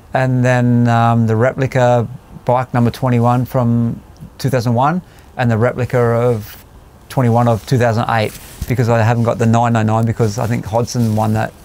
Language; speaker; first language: English; native; English